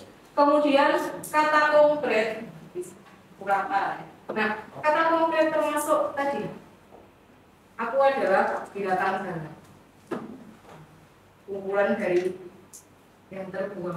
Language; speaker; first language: Indonesian; native; Indonesian